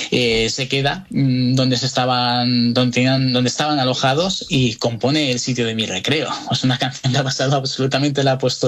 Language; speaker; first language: Spanish; native; Spanish